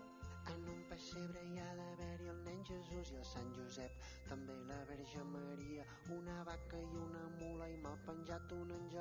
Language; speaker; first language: Catalan; non-native, local second language; Spanish